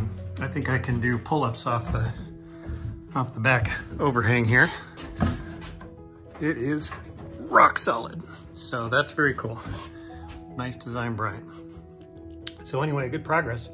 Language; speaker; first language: English; native; English